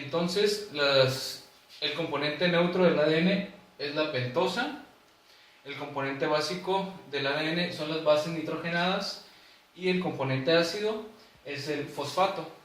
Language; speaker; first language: Spanish; native; Spanish